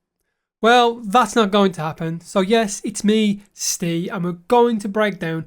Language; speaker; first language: English; native; English